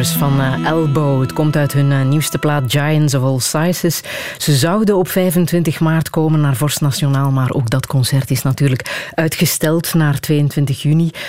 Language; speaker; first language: Dutch; native; Dutch